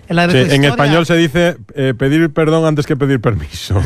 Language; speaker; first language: Spanish; native; Spanish